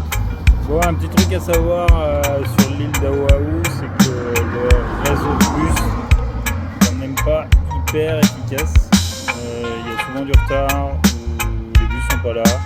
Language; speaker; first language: French; native; French